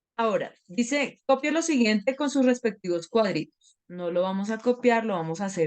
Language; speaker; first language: Spanish; native; Spanish